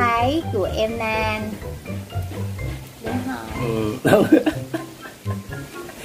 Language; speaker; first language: Vietnamese; non-native, learner; Thai